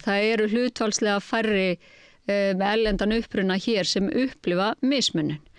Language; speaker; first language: Icelandic; native; Icelandic